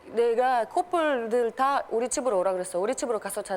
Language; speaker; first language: Korean; non-native, fluent; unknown